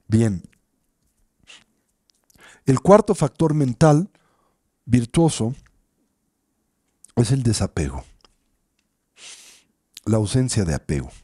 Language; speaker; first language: Spanish; native; Spanish